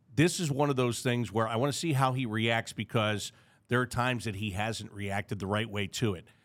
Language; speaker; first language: English; native; English